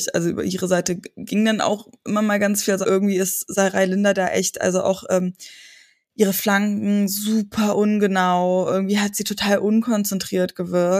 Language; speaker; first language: German; native; German